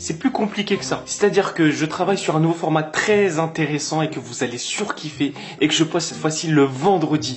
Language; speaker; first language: French; native; French